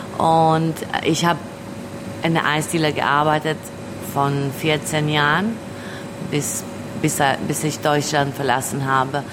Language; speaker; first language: German; early bilingual, other home language; Albanian